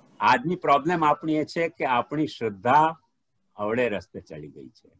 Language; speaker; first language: Gujarati; non-native, local second language; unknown